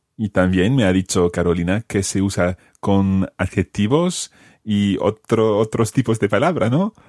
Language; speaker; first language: Spanish; non-native, fluent; English